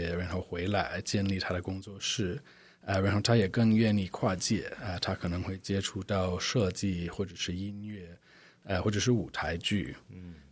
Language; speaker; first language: Chinese; non-native, fluent; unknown